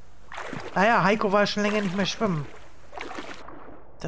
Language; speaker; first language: German; native; German